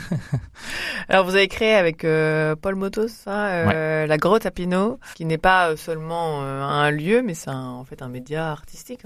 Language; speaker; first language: French; native; French